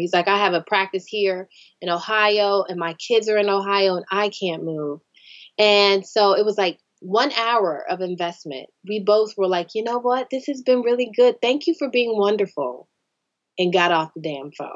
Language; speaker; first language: English; native; English